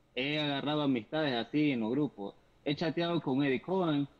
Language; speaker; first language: Spanish; native; Spanish